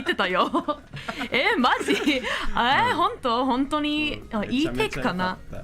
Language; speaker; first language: Japanese; non-native, learner; English